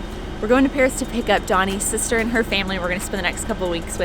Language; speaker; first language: English; native; English